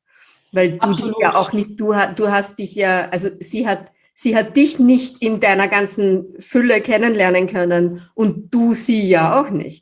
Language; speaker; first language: German; native; German